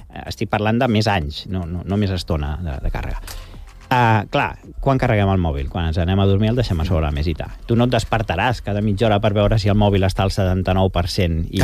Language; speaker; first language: Catalan; non-native, local second language; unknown